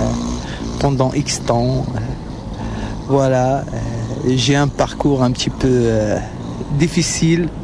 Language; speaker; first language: French; non-native, local second language; Arabic